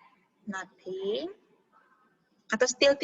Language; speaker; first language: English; non-native, fluent; Indonesian